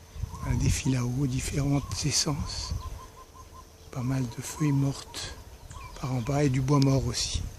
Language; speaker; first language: French; native; French